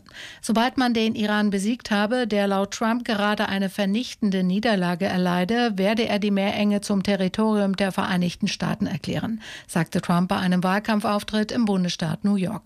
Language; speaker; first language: German; native; German